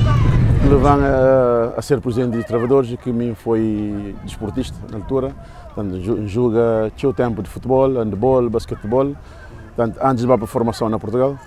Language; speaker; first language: Portuguese; non-native, local second language; Kabuverdianu